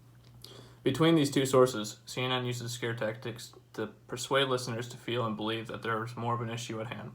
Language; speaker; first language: English; native; English